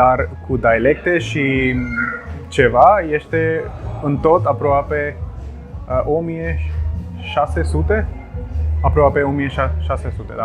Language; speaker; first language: Romanian; non-native, learner; Hindi